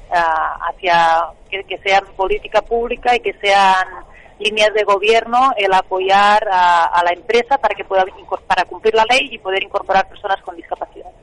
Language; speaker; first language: Spanish; non-native, local second language; Catalan